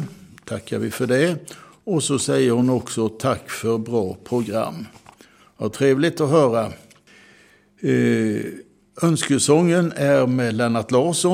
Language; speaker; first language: Swedish; native; Swedish